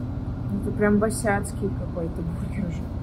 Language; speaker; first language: Russian; native; Russian